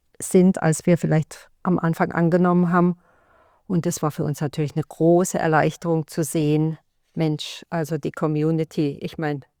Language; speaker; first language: German; native; German